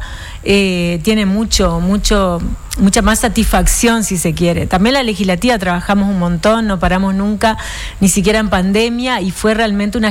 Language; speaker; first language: Spanish; native; Spanish